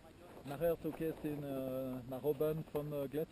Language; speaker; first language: German; non-native, learner; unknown